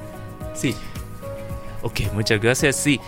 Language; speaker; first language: Spanish; non-native, learner; Japanese